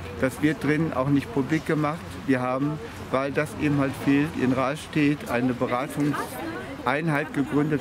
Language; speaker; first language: German; native; German